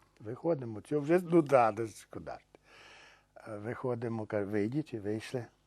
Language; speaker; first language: Ukrainian; native; Ukrainian